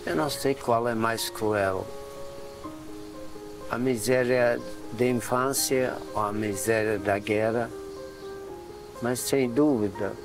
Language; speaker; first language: Portuguese; non-native, fluent; Polish